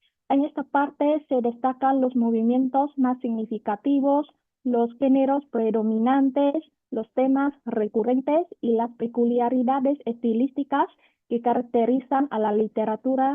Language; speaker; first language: Spanish; non-native, fluent; Vietnamese